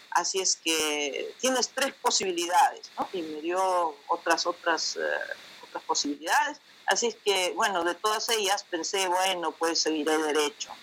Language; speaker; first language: Spanish; native; Spanish